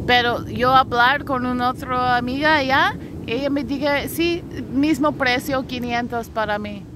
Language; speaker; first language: Spanish; non-native, learner; English